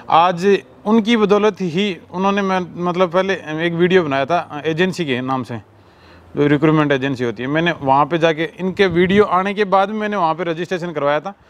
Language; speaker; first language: Hindi; non-native, local second language; Punjabi